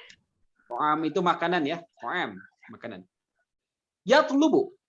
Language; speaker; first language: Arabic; non-native, fluent; Indonesian